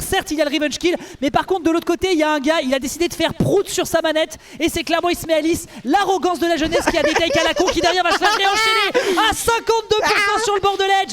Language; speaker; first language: French; native; French